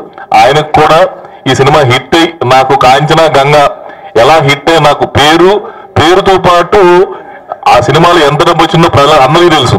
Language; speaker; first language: Telugu; native; Telugu